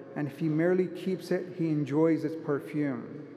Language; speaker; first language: English; native; English